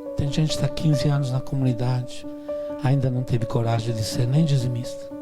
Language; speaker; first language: Portuguese; non-native, fluent; Italian